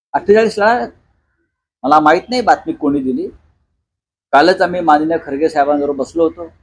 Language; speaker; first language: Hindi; non-native, local second language; Marathi